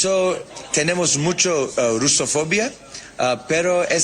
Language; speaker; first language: Spanish; non-native, learner; English